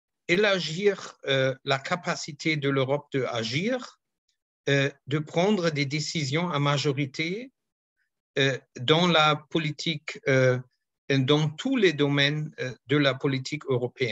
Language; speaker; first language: French; non-native, fluent; German